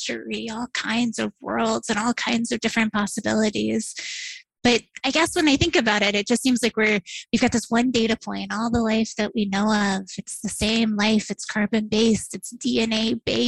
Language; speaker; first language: English; native; English